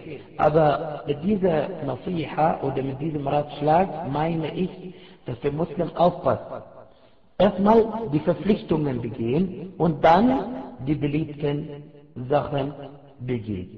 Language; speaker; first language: German; non-native, fluent; Arabic